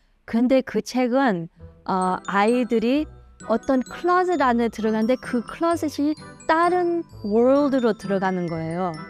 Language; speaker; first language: Korean; early bilingual, heritage; Korean